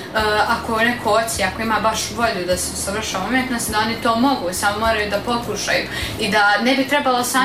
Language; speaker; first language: Serbian; native; Serbian